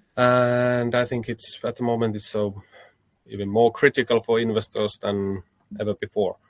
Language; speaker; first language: English; non-native, fluent; Finnish